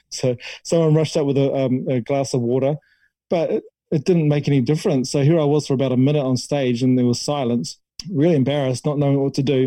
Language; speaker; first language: English; native; English